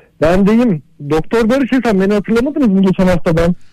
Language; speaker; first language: Turkish; native; Turkish